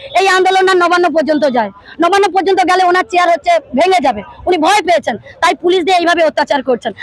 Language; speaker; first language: Bangla; native; Bangla